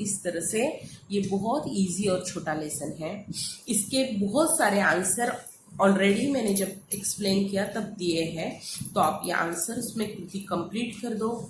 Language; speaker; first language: Hindi; non-native, local second language; Marathi